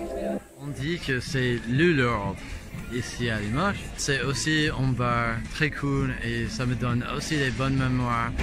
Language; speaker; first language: French; non-native, fluent; English